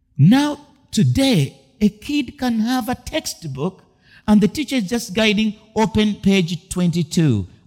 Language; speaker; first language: English; non-native, local second language; Ganda